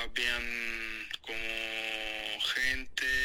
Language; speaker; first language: Spanish; non-native, fluent; Greek